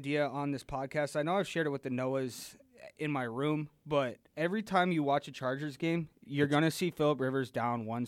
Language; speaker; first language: English; native; English